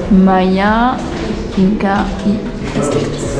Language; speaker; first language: Spanish; non-native, learner; French